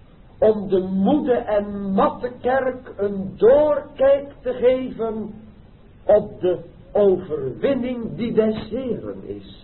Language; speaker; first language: Dutch; native; Dutch